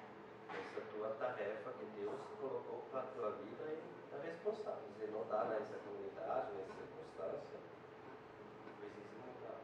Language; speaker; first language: Portuguese; non-native, fluent; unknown